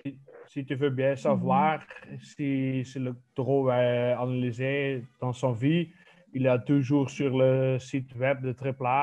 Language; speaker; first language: French; non-native, local second language; Dutch